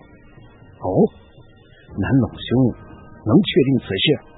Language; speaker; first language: Chinese; native; Chinese